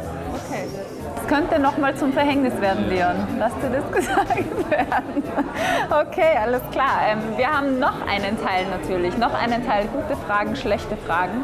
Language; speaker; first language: German; native; German